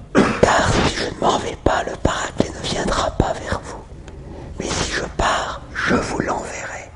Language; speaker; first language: French; native; French